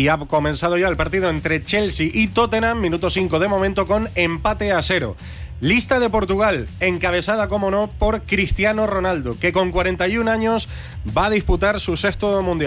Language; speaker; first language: Spanish; native; Spanish